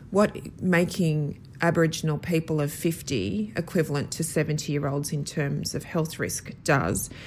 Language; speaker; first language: English; native; English